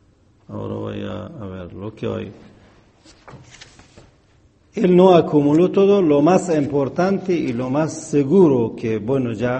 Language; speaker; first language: Spanish; non-native, fluent; Persian